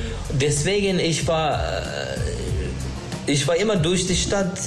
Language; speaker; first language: German; non-native, learner; Turkish